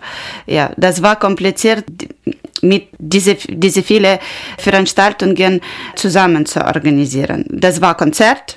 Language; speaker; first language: German; non-native, learner; Ukrainian